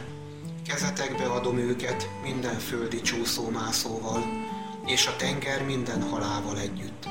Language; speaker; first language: Hungarian; native; Hungarian